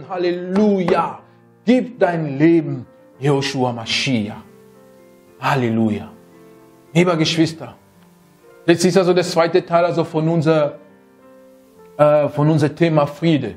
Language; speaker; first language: German; non-native, fluent; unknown